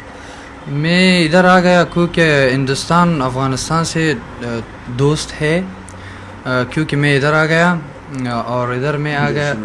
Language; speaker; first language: Hindi; non-native, learner; Persian